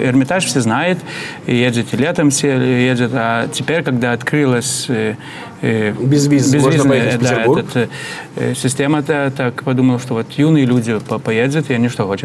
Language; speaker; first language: Russian; non-native, fluent; Lithuanian